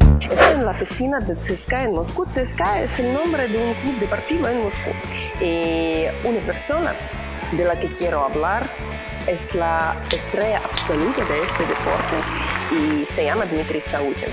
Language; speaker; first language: Spanish; non-native, learner; Russian